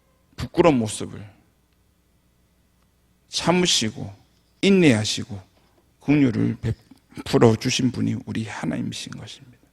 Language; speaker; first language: Korean; native; Korean